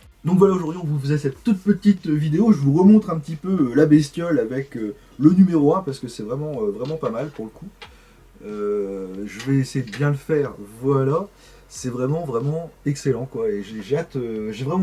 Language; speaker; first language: French; native; French